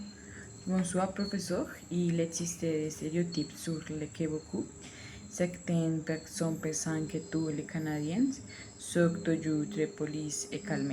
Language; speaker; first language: French; non-native, learner; Spanish